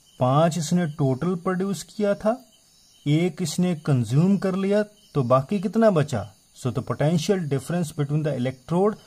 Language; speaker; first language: Hindi; native; Hindi